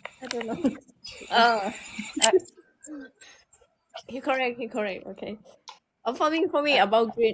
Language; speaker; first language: English; non-native, learner; Thai